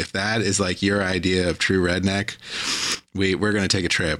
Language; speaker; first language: English; native; English